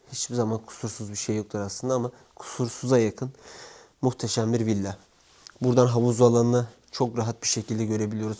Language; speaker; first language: Turkish; native; Turkish